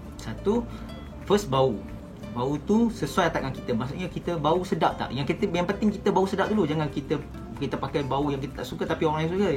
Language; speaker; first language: Malay; native; Malay